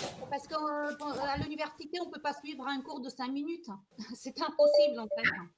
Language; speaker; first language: French; non-native, fluent; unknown